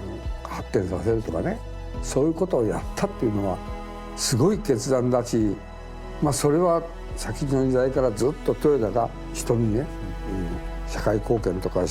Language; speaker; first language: Japanese; native; Japanese